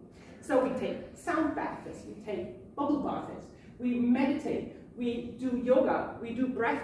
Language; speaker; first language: English; non-native, fluent; German